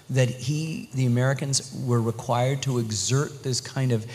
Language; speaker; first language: English; native; English